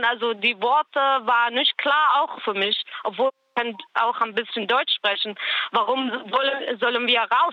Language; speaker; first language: German; non-native, learner; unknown